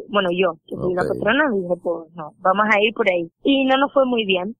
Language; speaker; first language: Spanish; native; Spanish